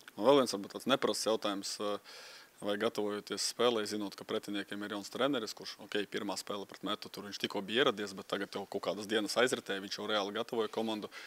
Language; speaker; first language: Latvian; native; Latvian